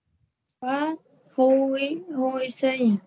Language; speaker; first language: English; non-native, learner; Vietnamese